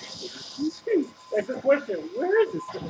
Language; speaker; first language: English; native; English